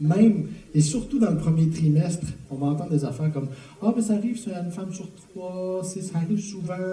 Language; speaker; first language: French; native; French